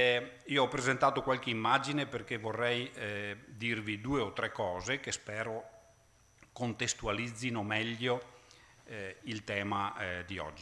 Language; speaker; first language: Italian; native; Italian